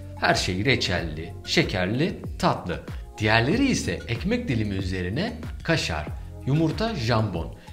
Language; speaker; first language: Turkish; native; Turkish